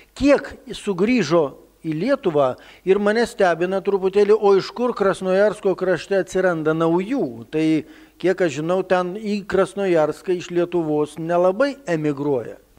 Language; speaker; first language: Lithuanian; native; Lithuanian